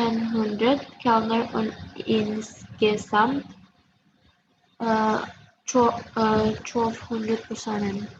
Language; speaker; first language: German; non-native, learner; Indonesian